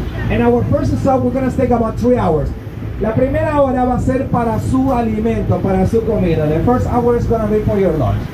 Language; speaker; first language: English; non-native, fluent; Spanish